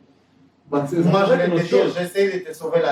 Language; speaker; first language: French; native; French